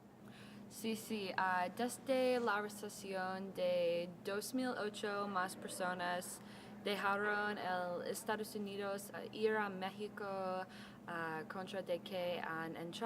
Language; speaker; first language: Spanish; non-native, learner; English